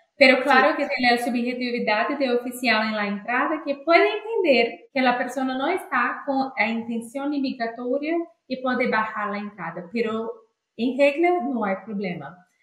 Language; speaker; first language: Spanish; non-native, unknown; Portuguese